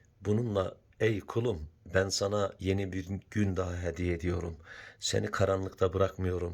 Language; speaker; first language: Turkish; native; Turkish